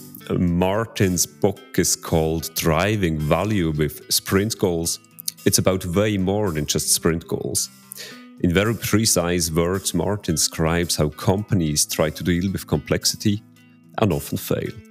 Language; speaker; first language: English; non-native, fluent; Swiss German